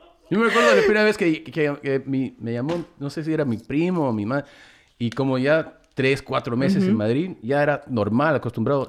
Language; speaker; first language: Spanish; early bilingual, heritage; Spanish